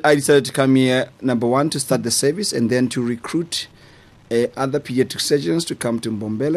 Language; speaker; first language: English; non-native, local second language; Southern Sotho